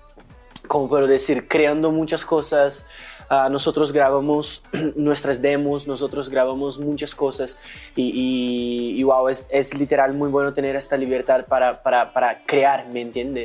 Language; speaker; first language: Spanish; non-native, learner; Portuguese